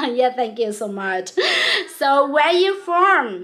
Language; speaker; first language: English; non-native, local second language; Vietnamese